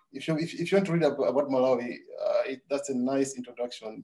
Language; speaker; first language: English; non-native, local second language; Nyanja